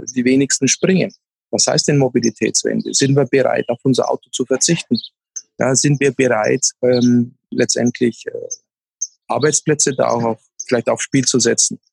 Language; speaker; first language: German; native; German